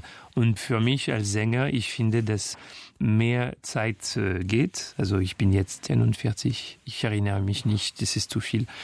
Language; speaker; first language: German; non-native, fluent; French